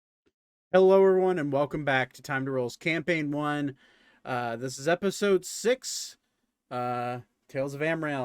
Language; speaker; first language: English; native; English